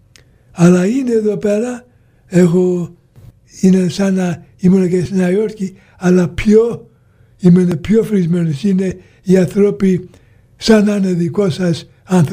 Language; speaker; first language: Greek; early bilingual, heritage; Greek